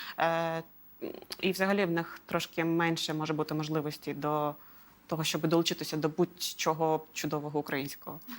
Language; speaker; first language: Ukrainian; non-native, local second language; Russian